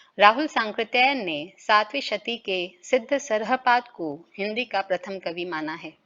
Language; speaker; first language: Hindi; native; Hindi